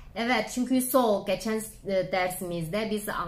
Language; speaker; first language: Turkish; non-native, fluent; Chinese